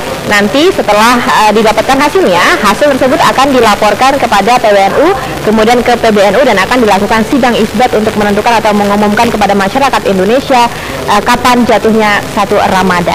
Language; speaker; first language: Indonesian; native; Indonesian